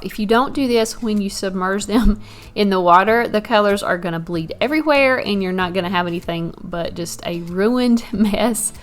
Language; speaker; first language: English; native; English